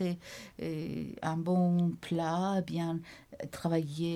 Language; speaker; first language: French; non-native, fluent; Turkish